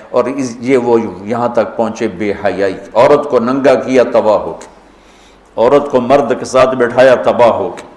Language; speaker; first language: Urdu; non-native, local second language; Punjabi